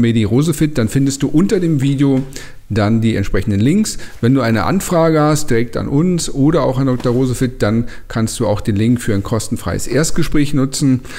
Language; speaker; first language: German; native; German